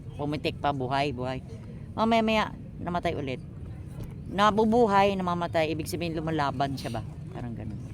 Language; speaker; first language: Filipino; non-native, local second language; Cebuano